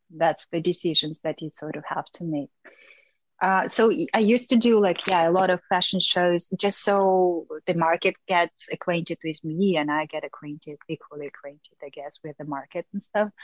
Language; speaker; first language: English; non-native, fluent; Russian